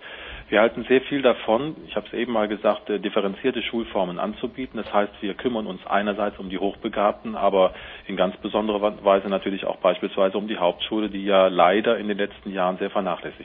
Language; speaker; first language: German; native; German